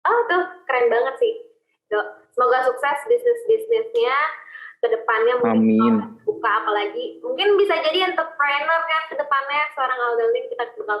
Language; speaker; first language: Indonesian; native; Indonesian